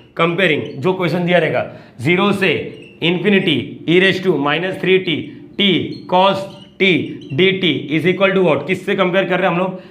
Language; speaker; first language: Hindi; non-native, local second language; Marathi